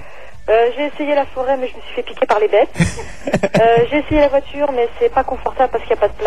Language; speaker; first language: French; native; French